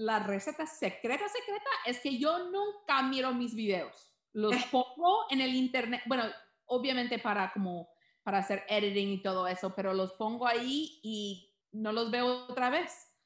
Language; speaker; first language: Spanish; early bilingual, heritage; Spanish